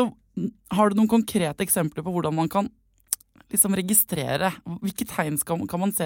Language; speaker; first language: Norwegian; native; Norwegian